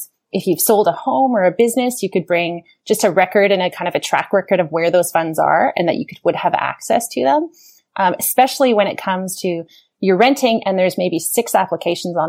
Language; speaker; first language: English; native; English